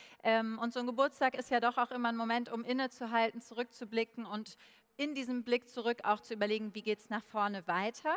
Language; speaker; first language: German; native; German